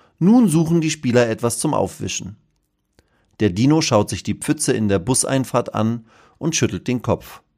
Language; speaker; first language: German; native; German